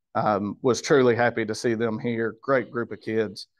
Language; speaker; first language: English; native; English